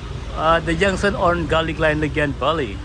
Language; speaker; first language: English; non-native, local second language; Indonesian